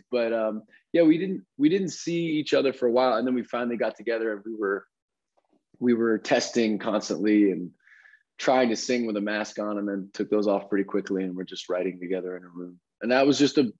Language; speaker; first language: English; native; English